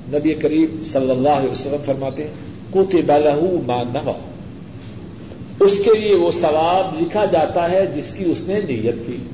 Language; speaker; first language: Urdu; non-native, local second language; Punjabi